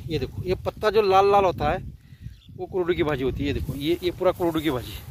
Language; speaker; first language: Hindi; non-native, local second language; Marathi